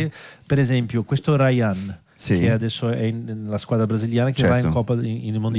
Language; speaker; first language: Italian; non-native, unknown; Portuguese